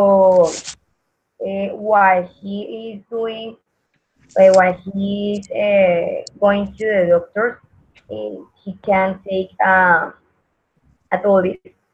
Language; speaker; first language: English; non-native, learner; Spanish